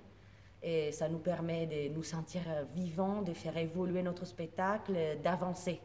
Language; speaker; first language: French; non-native, fluent; Italian